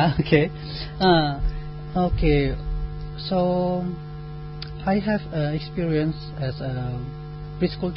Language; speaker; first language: English; non-native, learner; Indonesian